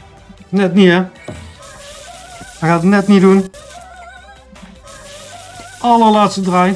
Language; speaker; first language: Dutch; native; Dutch